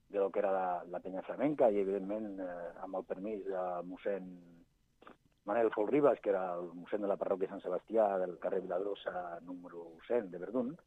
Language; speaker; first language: Catalan; non-native, local second language; Spanish